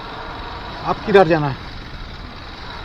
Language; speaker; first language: Hindi; non-native, local second language; Bangla